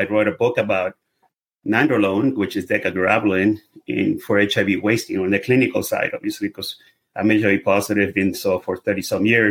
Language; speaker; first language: English; non-native, fluent; Spanish